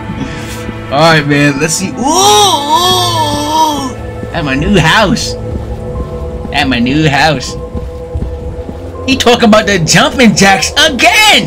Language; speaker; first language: English; native; English